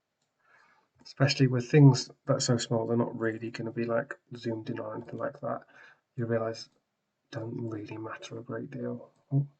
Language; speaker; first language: English; native; English